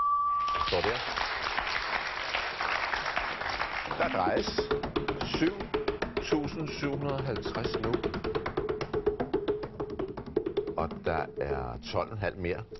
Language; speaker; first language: Danish; native; Danish